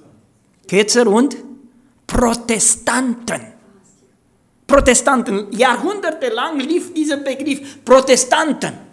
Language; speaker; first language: German; non-native, fluent; Romanian